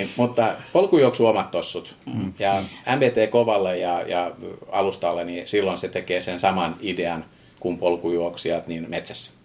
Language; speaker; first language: Finnish; non-native, fluent; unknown